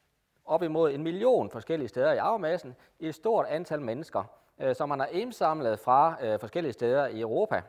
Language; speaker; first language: Danish; native; Danish